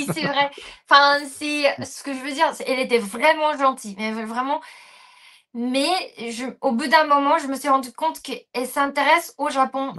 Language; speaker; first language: French; non-native, fluent; Japanese